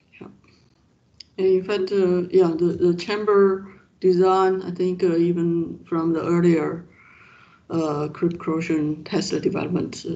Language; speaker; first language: English; non-native, fluent; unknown